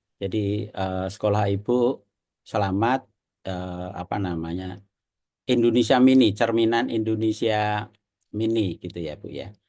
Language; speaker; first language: Indonesian; non-native, local second language; Javanese